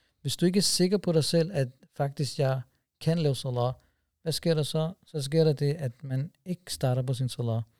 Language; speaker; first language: Danish; early bilingual, other home language; Urdu